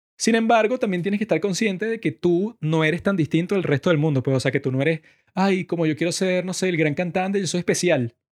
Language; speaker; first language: Spanish; native; Spanish